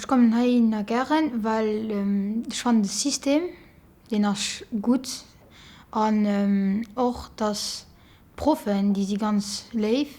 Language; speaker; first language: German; non-native, learner; French